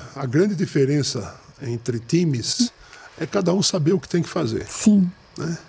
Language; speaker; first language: Portuguese; native; Portuguese